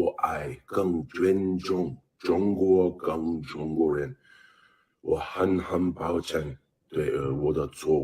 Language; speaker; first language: Chinese; non-native, learner; English